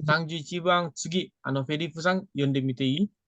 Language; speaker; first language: Japanese; non-native, fluent; Indonesian